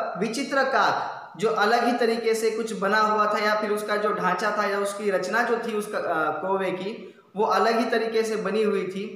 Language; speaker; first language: Hindi; non-native, local second language; Marathi